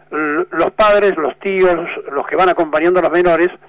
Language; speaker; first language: Spanish; native; Spanish